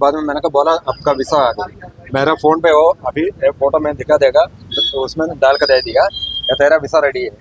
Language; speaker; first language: Hindi; non-native, local second language; Malayalam